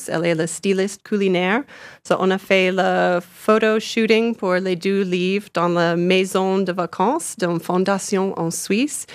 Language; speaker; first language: French; non-native, learner; English